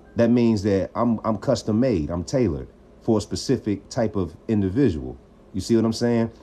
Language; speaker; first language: English; native; English